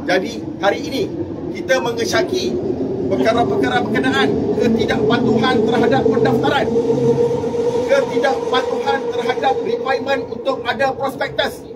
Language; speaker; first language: Malay; native; Malay